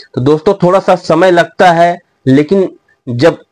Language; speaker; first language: Hindi; native; Hindi